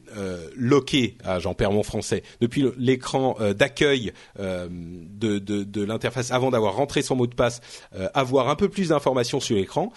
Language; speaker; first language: French; native; French